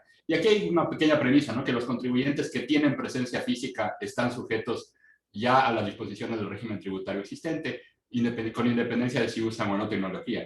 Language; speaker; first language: Spanish; native; Spanish